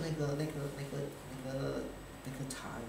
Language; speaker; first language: Chinese; early bilingual, heritage; Indonesian